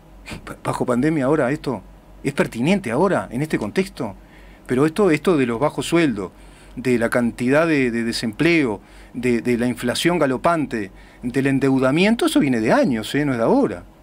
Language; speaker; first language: Spanish; native; Spanish